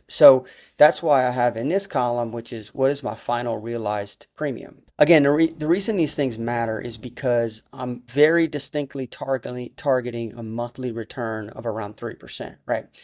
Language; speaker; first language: English; native; English